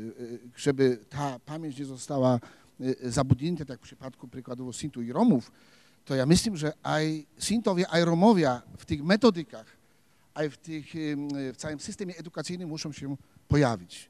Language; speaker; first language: Slovak; non-native, learner; Polish